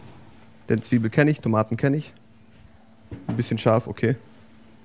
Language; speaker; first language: German; native; German